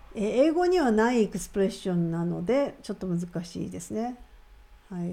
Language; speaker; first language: Japanese; native; Japanese